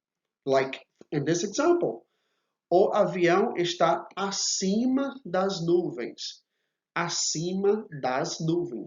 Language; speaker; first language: Portuguese; non-native, fluent; English